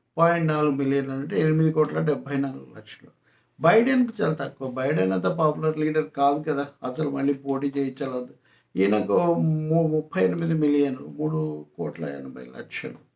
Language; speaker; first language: Telugu; native; Telugu